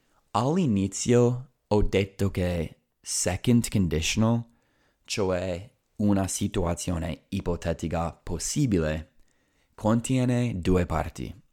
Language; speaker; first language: Italian; non-native, fluent; English